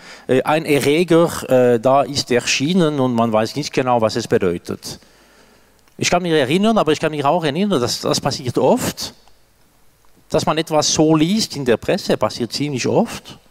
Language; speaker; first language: German; non-native, local second language; French